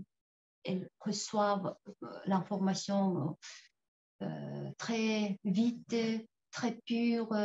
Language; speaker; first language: French; non-native, fluent; Tuvinian